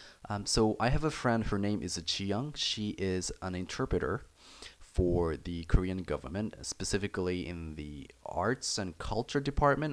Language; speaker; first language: English; native; English